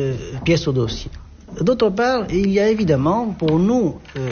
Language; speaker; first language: French; non-native, local second language; Arabic